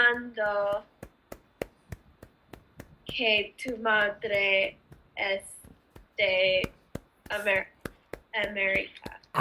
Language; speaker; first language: Spanish; non-native, learner; English